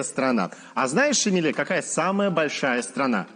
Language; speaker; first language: Russian; native; Russian